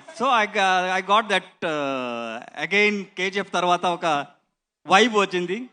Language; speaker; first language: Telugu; non-native, learner; Kannada